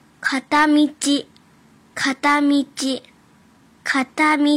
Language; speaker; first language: Japanese; early bilingual, other home language; Chinese